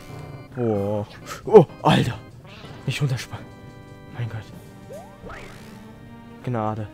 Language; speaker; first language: German; native; German